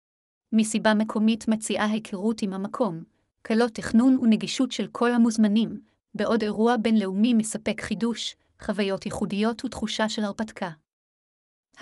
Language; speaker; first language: Hebrew; native; Hebrew